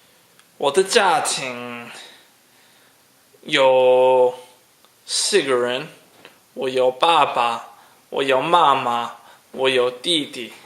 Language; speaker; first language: Chinese; non-native, learner; Cantonese